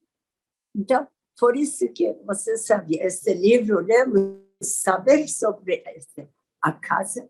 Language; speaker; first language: Portuguese; non-native, learner; Persian